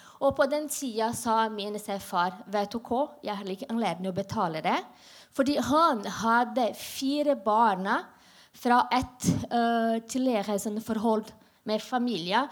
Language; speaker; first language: Norwegian; non-native, learner; Portuguese